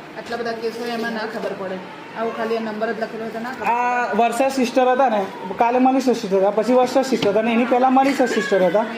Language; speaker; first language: Gujarati; native; Gujarati